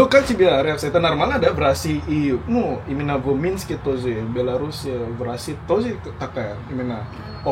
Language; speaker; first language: Russian; non-native, learner; Indonesian